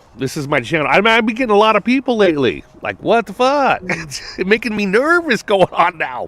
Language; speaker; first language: English; native; English